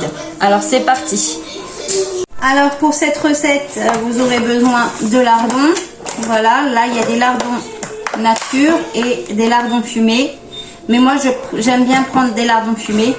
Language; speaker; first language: French; native; French